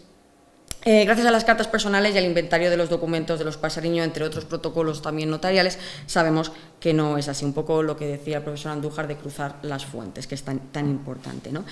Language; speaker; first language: Spanish; native; Spanish